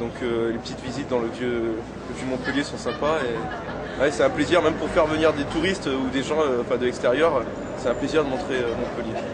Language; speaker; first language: French; native; French